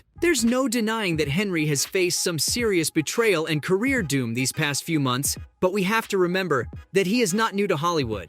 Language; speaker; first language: English; native; English